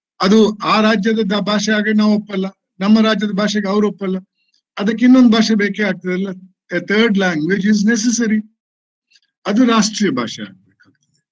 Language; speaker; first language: Kannada; non-native, local second language; Tulu